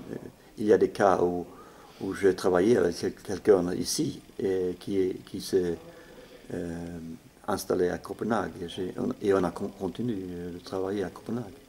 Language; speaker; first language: French; non-native, fluent; Swedish